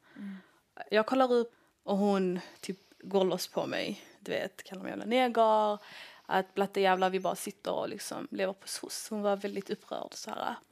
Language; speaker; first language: Swedish; early bilingual, other home language; Somali